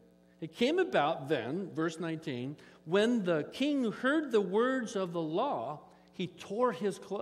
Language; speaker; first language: English; native; English